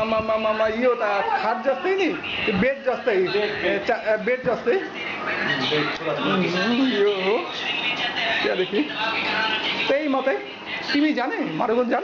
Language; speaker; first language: Nepali; non-native, local second language; Bangla